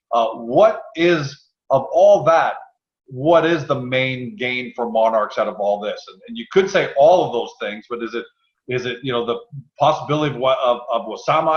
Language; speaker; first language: English; native; English